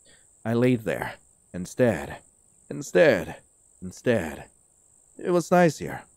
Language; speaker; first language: English; native; English